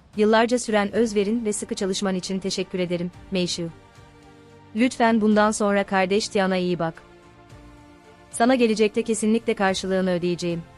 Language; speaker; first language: Turkish; native; Turkish